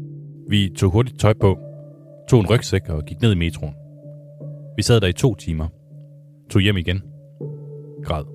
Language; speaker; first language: Danish; native; Danish